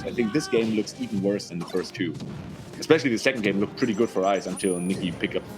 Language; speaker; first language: English; non-native, fluent; German